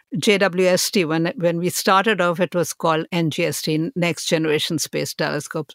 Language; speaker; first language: English; non-native, local second language; Hindi